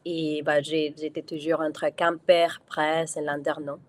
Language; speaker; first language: French; non-native, fluent; Spanish